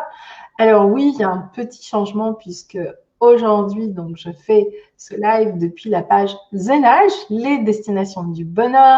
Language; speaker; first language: French; native; French